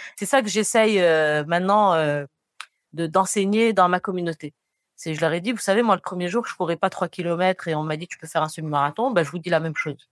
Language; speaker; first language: French; non-native, local second language; Arabic